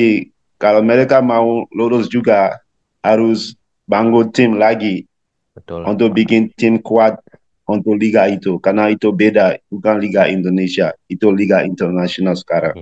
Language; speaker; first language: Indonesian; non-native, learner; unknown